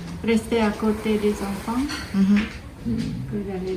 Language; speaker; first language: French; non-native, fluent; Khmer